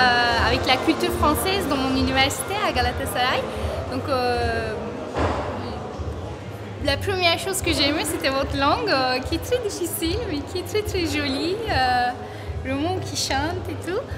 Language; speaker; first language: French; non-native, fluent; Turkish